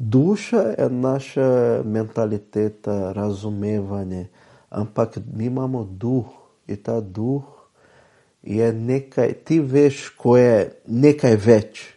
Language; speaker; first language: Slovenian; non-native, fluent; Portuguese